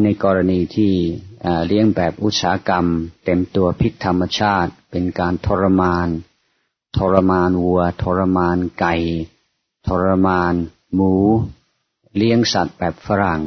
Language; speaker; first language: Thai; non-native, fluent; English